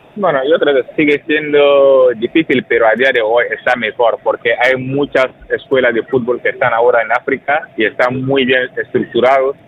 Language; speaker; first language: Spanish; non-native, fluent; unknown